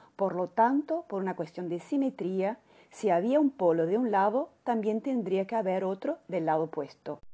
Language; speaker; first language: Spanish; non-native, fluent; Portuguese